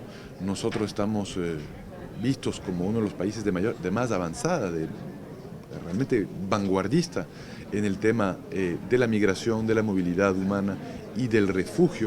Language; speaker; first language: Spanish; native; Spanish